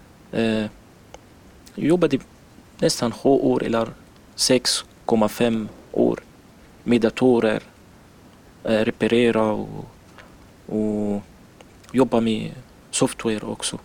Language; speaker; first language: Swedish; non-native, learner; Arabic